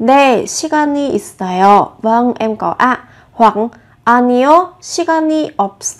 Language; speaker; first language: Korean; non-native, fluent; Vietnamese